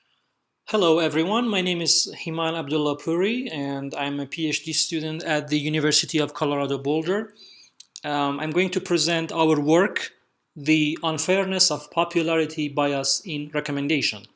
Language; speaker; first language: English; non-native, fluent; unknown